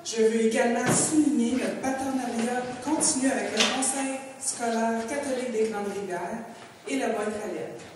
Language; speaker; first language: French; native; French